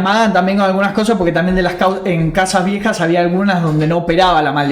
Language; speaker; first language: Spanish; native; Spanish